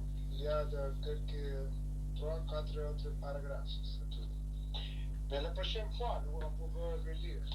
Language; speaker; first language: French; non-native, learner; English